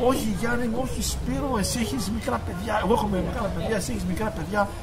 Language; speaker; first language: Greek; early bilingual, heritage; Greek